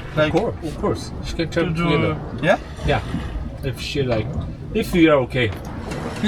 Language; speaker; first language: English; non-native, learner; Korean